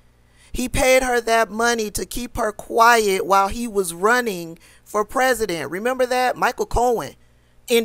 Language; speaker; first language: English; native; English